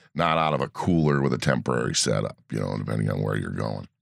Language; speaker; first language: English; native; English